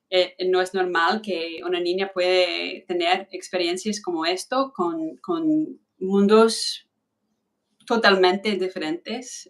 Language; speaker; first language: Spanish; non-native, fluent; English